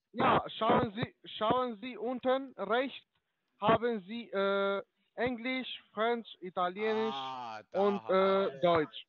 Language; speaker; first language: German; non-native, learner; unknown